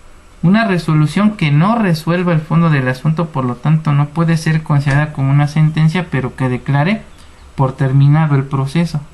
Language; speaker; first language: Spanish; native; Spanish